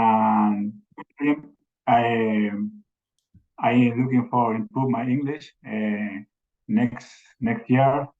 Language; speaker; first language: English; non-native, learner; Spanish